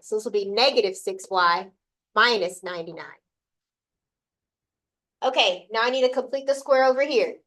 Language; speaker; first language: English; native; English